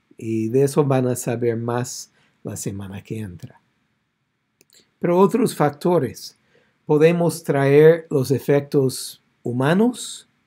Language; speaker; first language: Spanish; non-native, fluent; English